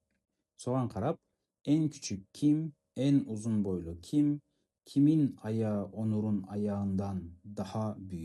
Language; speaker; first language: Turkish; non-native, fluent; Kazakh